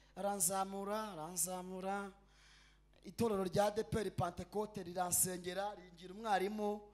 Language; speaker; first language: Kinyarwanda; native; Kinyarwanda